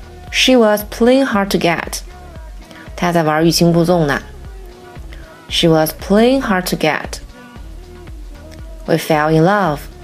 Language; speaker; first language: English; non-native, fluent; Chinese